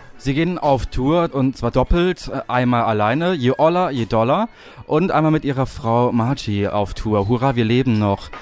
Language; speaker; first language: German; native; German